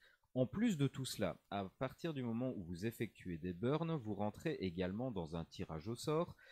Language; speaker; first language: French; native; French